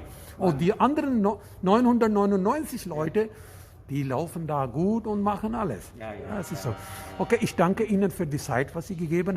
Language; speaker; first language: German; non-native, learner; Urdu